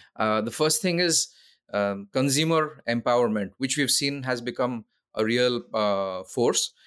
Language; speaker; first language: English; non-native, local second language; Odia